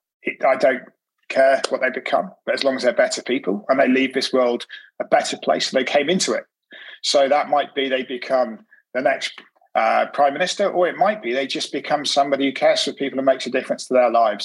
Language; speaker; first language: English; native; English